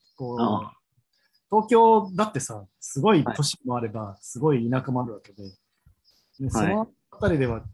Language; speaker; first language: Japanese; native; Japanese